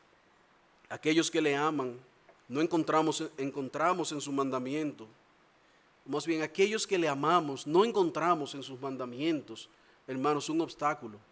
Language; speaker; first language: Spanish; native; Spanish